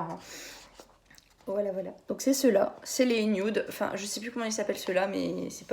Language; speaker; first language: French; native; French